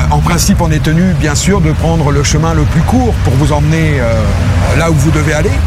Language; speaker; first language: French; native; French